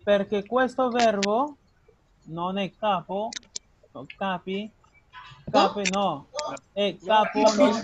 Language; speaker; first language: Italian; non-native, learner; Spanish